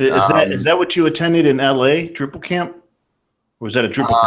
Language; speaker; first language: English; native; English